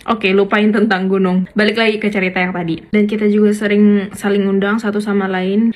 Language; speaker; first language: Indonesian; native; Indonesian